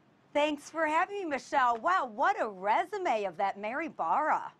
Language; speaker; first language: English; native; English